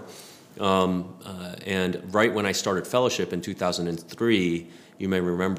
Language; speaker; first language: English; native; English